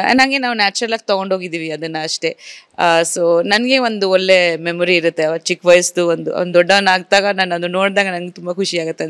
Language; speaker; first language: Kannada; non-native, fluent; Bangla